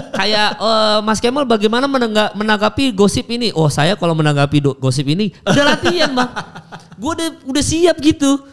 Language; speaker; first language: Indonesian; native; Indonesian